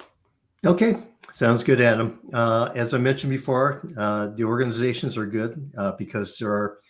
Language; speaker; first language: English; native; English